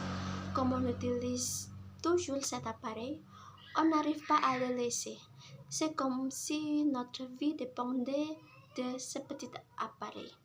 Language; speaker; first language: French; non-native, learner; Indonesian